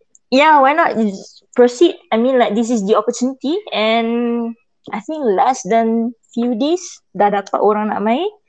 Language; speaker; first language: English; non-native, local second language; Malay